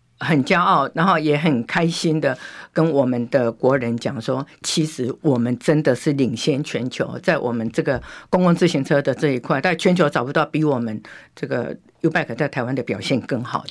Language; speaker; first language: Chinese; native; Chinese